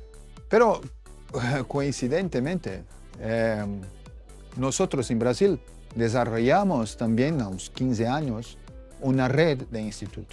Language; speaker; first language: Spanish; non-native, fluent; Portuguese